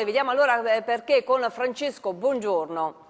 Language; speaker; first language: Italian; native; Italian